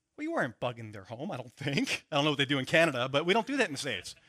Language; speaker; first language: English; native; English